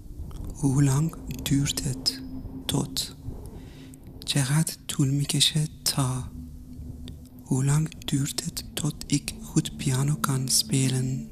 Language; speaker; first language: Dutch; non-native, fluent; Persian